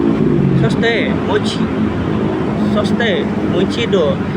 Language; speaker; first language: Japanese; non-native, learner; Indonesian